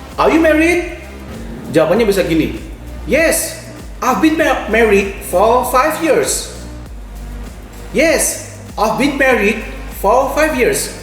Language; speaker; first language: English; non-native, fluent; Indonesian